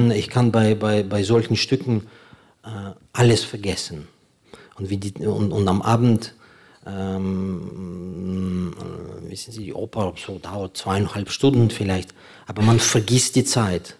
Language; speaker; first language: German; non-native, fluent; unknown